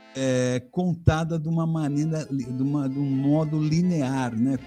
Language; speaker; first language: Portuguese; native; Portuguese